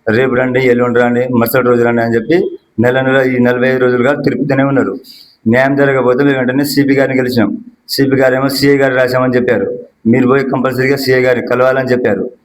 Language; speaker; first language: Telugu; non-native, local second language; Lambadi